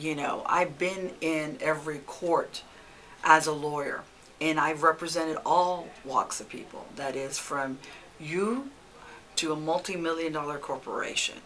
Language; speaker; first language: English; early bilingual, other home language; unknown